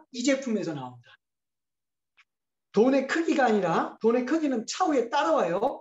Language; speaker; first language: Korean; native; Korean